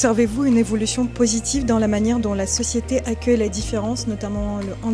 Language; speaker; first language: French; native; French